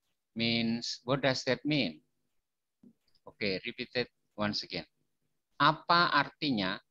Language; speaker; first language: English; non-native, fluent; Indonesian